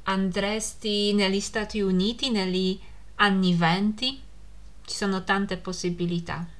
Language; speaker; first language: Italian; non-native, fluent; Polish